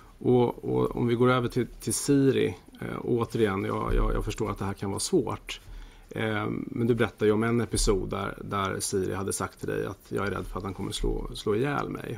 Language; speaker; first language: Swedish; native; Swedish